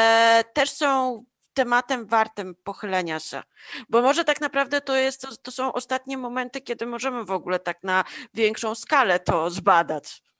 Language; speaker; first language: Polish; native; Polish